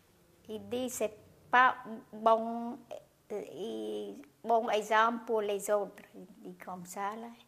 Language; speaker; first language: French; non-native, learner; Khmer